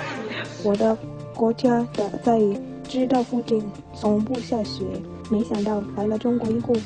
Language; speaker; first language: Chinese; non-native, fluent; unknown